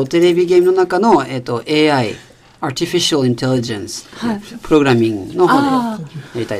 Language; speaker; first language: Japanese; non-native, fluent; French